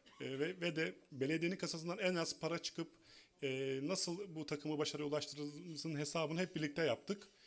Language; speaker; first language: Turkish; native; Turkish